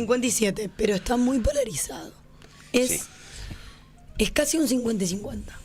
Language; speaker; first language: Spanish; native; Spanish